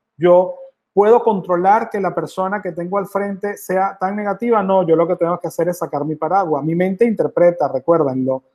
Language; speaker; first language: Spanish; native; Spanish